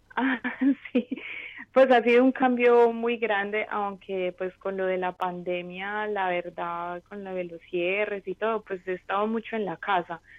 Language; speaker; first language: Spanish; native; Spanish